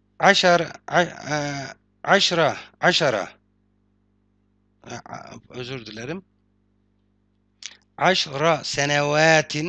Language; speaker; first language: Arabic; non-native, fluent; Turkish